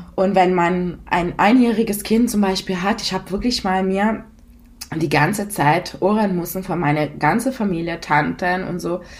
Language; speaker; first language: German; non-native, fluent; Italian